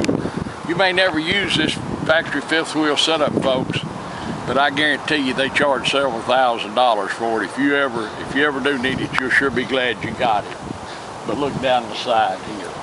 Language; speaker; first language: English; native; English